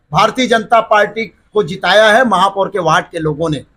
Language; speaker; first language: Hindi; native; Hindi